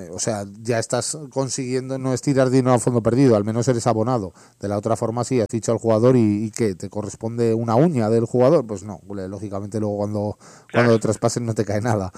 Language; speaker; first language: Spanish; native; Spanish